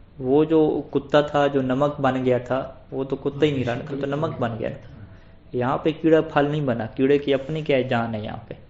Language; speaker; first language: Urdu; non-native, local second language; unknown